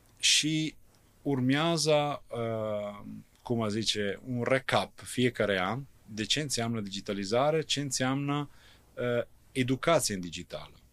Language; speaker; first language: Romanian; non-native, fluent; Italian